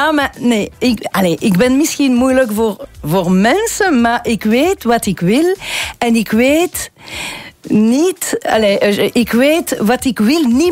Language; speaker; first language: Dutch; non-native, local second language; French